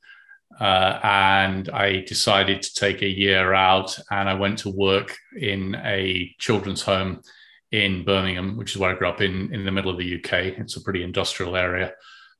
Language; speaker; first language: English; native; English